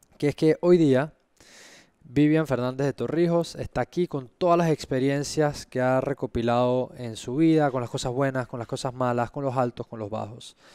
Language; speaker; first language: Spanish; native; Spanish